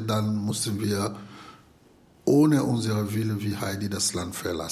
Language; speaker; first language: German; non-native, fluent; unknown